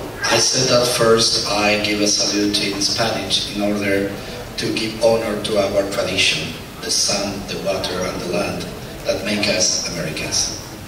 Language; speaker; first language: English; non-native, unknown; Spanish